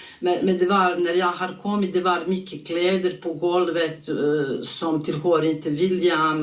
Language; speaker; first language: Swedish; non-native, learner; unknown